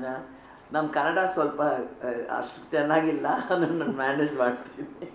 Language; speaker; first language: Kannada; non-native, local second language; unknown